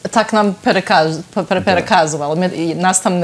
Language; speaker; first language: Ukrainian; early bilingual, heritage; Ukrainian